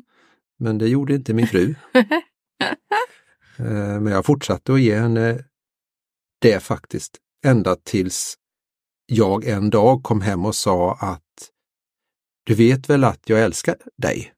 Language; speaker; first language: Swedish; native; Swedish